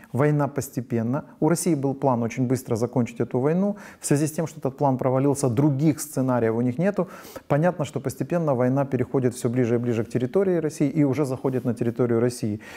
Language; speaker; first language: Russian; non-native, local second language; Ukrainian